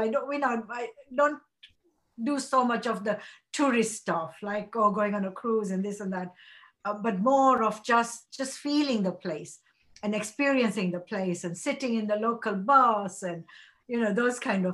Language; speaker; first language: English; non-native, local second language; Gujarati